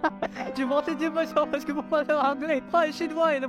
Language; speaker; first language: French; non-native, learner; Filipino